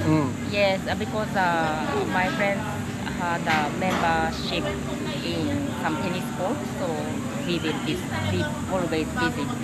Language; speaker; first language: English; non-native, learner; Japanese